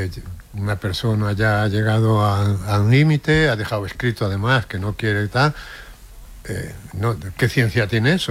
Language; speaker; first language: Spanish; native; Spanish